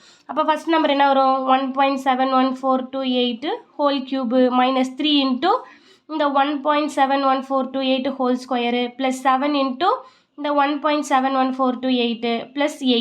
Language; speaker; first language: Tamil; native; Tamil